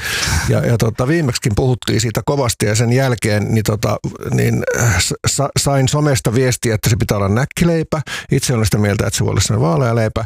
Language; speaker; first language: Finnish; native; Finnish